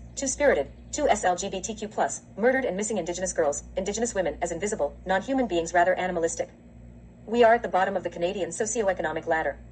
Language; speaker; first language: English; native; English